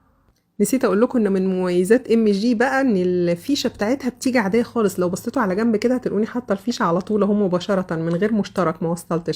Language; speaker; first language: Arabic; native; Arabic